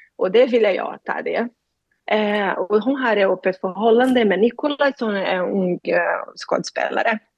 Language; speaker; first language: Swedish; non-native, learner; Portuguese